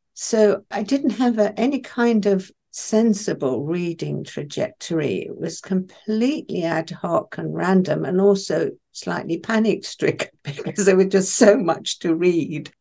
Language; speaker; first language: English; non-native, local second language; Persian